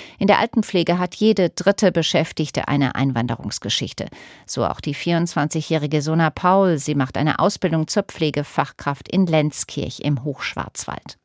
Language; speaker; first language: German; native; German